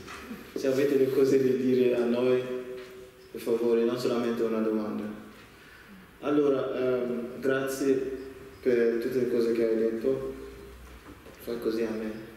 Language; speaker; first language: Italian; non-native, learner; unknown